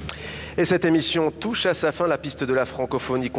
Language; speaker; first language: French; native; French